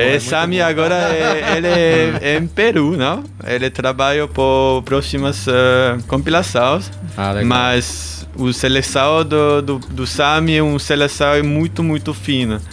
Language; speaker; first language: Portuguese; non-native, learner; German